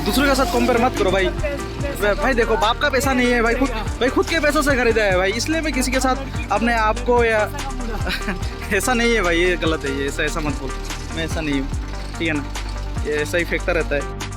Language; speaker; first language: Hindi; non-native, local second language; Assamese